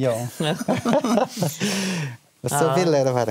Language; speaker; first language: Swedish; non-native, learner; Portuguese